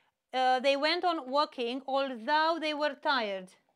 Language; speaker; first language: English; non-native, fluent; Romanian